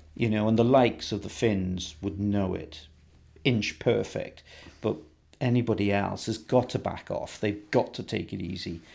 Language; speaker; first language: English; native; English